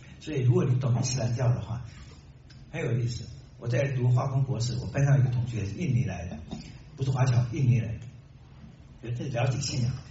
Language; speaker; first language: Chinese; native; Chinese